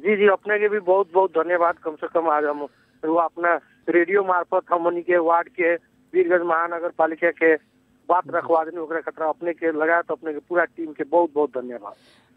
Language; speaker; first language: Bhojpuri; native; Bhojpuri